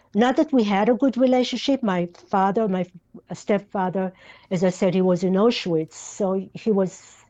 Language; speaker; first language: English; non-native, fluent; Yiddish